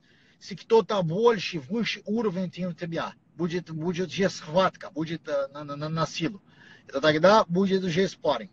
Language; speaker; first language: Russian; non-native, learner; Portuguese